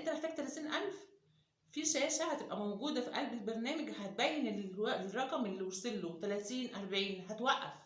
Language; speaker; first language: Arabic; native; Arabic